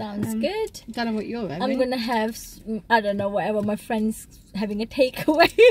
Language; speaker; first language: English; native; English